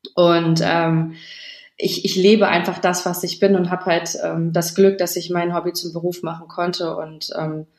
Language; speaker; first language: German; native; German